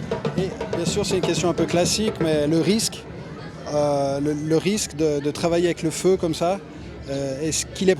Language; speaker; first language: French; native; French